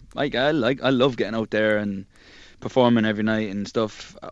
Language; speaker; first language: English; native; English